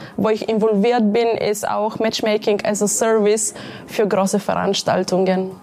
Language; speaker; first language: German; non-native, fluent; Bulgarian